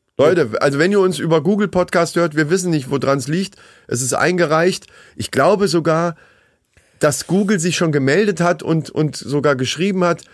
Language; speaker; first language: German; native; German